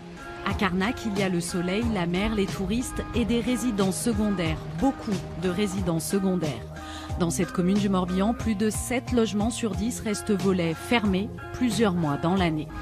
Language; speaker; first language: French; native; French